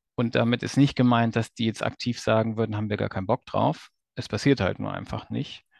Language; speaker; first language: German; native; German